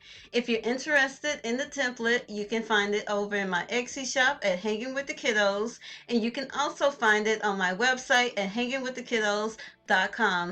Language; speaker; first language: English; native; English